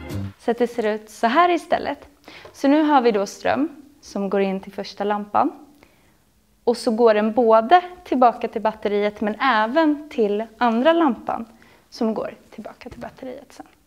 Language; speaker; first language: Swedish; native; Swedish